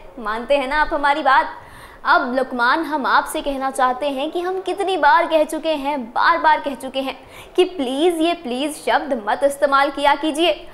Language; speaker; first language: Hindi; native; Hindi